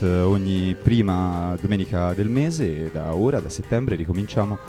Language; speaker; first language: Italian; native; Italian